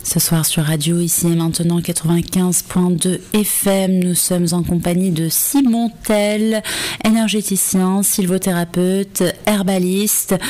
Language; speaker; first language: French; native; French